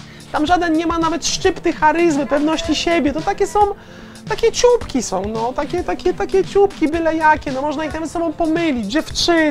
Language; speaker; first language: Polish; native; Polish